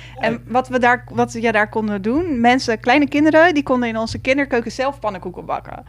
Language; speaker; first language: Dutch; native; Dutch